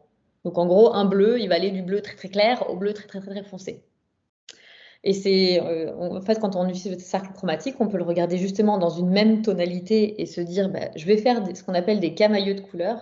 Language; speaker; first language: French; native; French